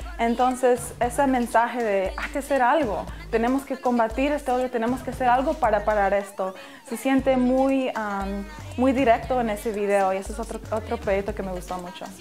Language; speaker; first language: Spanish; early bilingual, heritage; English